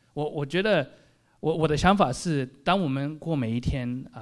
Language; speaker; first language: Chinese; early bilingual, heritage; Chinese